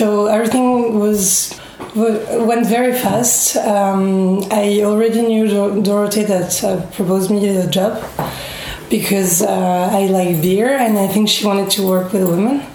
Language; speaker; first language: English; non-native, fluent; French